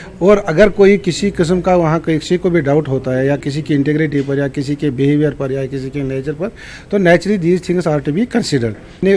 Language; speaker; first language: Urdu; non-native, local second language; Kashmiri